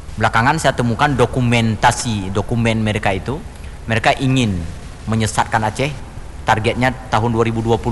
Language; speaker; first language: Indonesian; non-native, local second language; Achinese